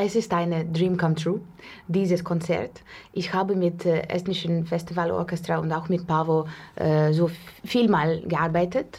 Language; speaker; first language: German; non-native, fluent; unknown